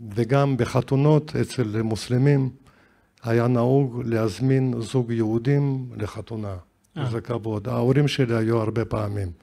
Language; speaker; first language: Hebrew; non-native, fluent; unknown